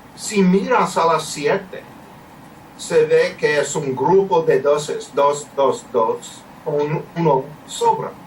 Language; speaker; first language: Spanish; non-native, learner; English